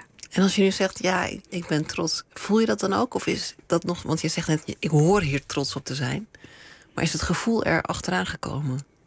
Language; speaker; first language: Dutch; native; Dutch